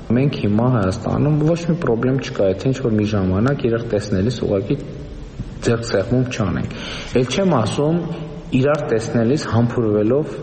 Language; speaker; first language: Armenian; native; Armenian